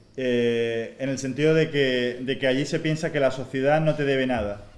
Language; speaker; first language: Spanish; native; Spanish